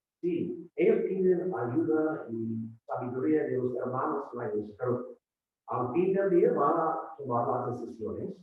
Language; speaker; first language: Spanish; non-native, fluent; English